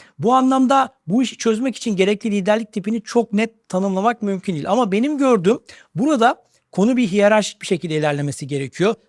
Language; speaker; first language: Turkish; native; Turkish